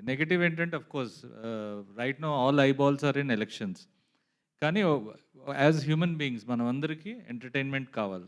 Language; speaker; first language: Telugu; native; Telugu